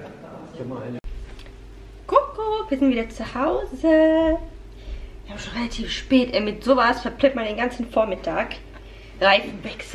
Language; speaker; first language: German; native; German